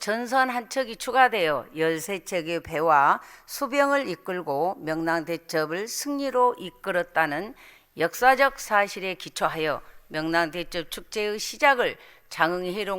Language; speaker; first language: Korean; native; Korean